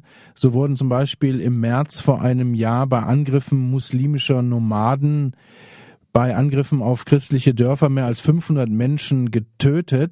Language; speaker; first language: German; native; German